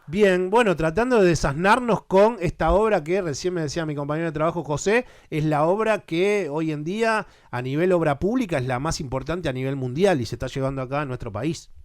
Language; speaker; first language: Spanish; native; Spanish